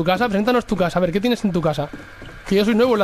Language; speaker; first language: Spanish; native; Spanish